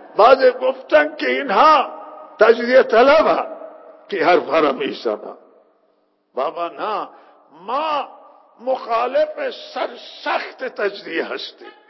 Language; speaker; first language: Persian; non-native, local second language; Baluchi